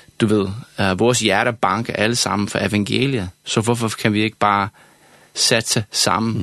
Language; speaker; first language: Danish; non-native, fluent; English